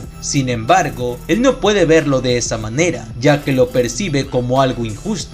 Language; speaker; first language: Spanish; native; Spanish